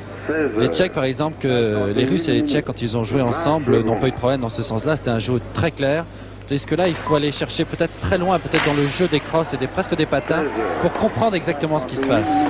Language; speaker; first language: French; native; French